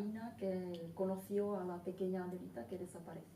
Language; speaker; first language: Spanish; non-native, fluent; Czech